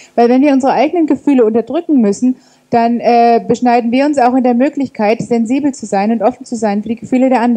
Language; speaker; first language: German; native; German